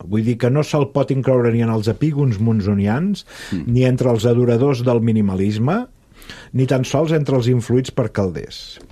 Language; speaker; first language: Catalan; native; Catalan